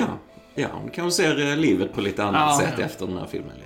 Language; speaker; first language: Swedish; native; Swedish